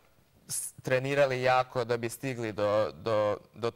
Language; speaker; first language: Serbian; early bilingual, heritage; Serbian